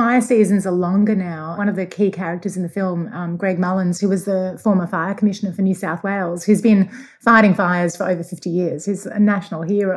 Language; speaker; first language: English; native; English